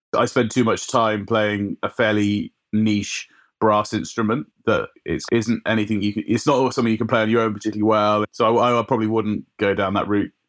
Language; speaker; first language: English; native; English